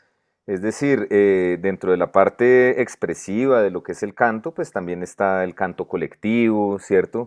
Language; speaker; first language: Spanish; native; Spanish